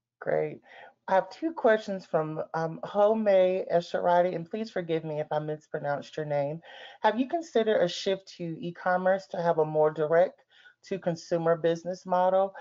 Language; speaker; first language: English; native; English